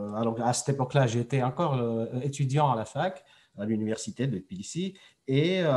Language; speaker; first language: French; non-native, fluent; Georgian